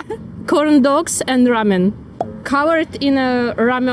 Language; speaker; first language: English; non-native, learner; Russian